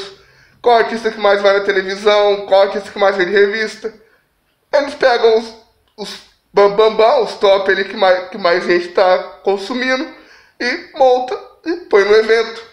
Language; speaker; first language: Portuguese; native; Portuguese